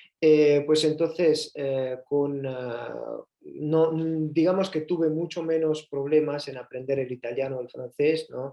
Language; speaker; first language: Spanish; early bilingual, heritage; Spanish